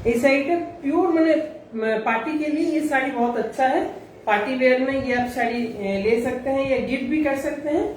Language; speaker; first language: Hindi; non-native, local second language; Bangla